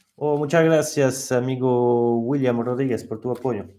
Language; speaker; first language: Spanish; non-native, fluent; French